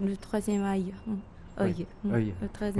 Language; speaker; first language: French; non-native, fluent; Japanese